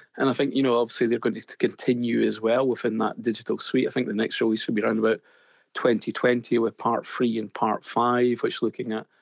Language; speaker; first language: English; native; English